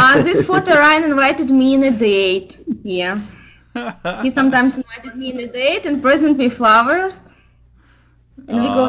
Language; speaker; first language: English; non-native, learner; Ukrainian